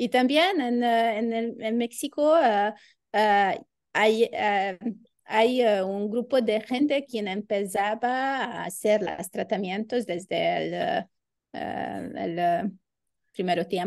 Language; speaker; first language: Spanish; non-native, learner; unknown